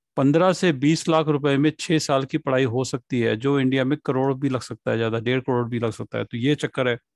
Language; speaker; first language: Hindi; non-native, local second language; Punjabi